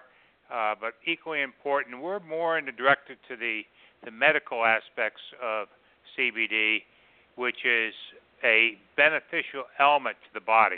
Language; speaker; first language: English; native; English